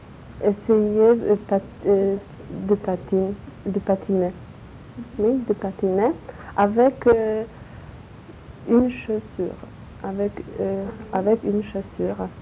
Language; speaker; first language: French; non-native, learner; Polish